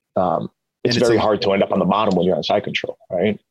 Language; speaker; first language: English; early bilingual, other home language; Spanish